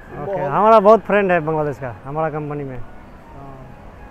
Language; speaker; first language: Hindi; non-native, local second language; Maithili